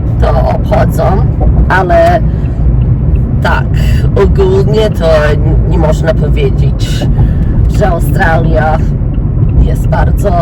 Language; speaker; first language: Polish; early bilingual, heritage; English